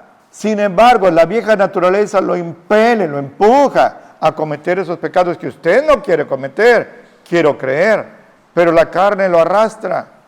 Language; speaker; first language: Spanish; native; Spanish